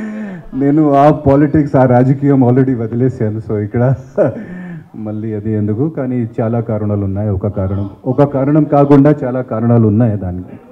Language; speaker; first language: Telugu; non-native, fluent; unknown